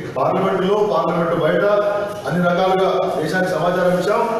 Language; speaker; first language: Hindi; non-native, local second language; Telugu